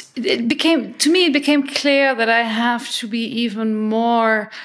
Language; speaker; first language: English; non-native, fluent; Dutch